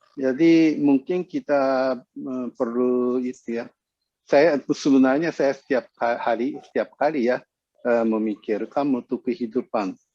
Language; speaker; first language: Indonesian; non-native, fluent; Japanese